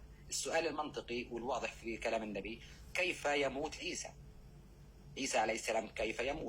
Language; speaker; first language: Arabic; native; Arabic